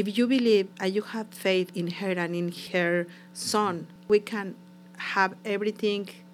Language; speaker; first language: English; non-native, learner; Spanish